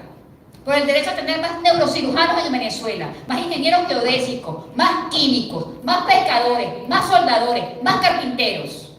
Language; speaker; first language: Spanish; native; Spanish